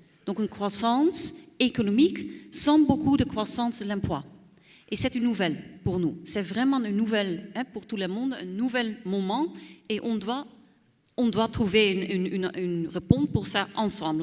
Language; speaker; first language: French; non-native, fluent; Dutch